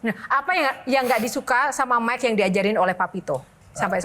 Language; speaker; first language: Indonesian; native; Indonesian